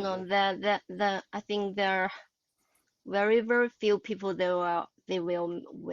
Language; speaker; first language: English; non-native, learner; Chinese